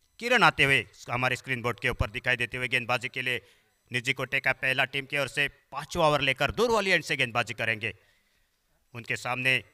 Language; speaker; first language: Hindi; non-native, local second language; Marathi